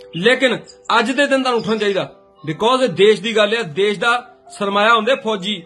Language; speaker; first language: Hindi; non-native, local second language; Punjabi